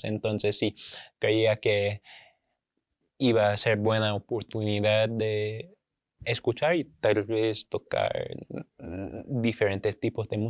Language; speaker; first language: Spanish; non-native, fluent; English